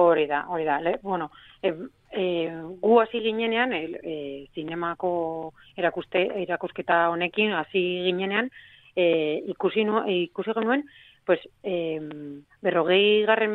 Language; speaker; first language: Basque; non-native, local second language; Spanish